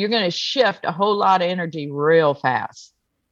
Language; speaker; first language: English; native; English